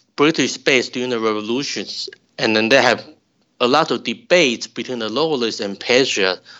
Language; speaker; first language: English; non-native, fluent; Chinese